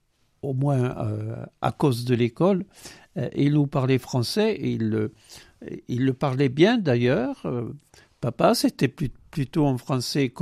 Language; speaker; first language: French; non-native, local second language; Occitan